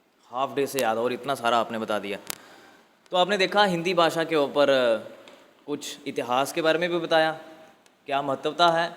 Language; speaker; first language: Hindi; native; Hindi